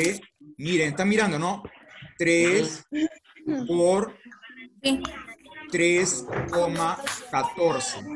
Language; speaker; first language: Spanish; native; Spanish